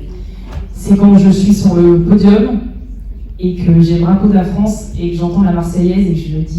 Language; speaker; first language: French; native; French